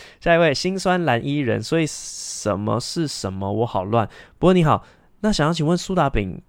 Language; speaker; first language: Chinese; native; Chinese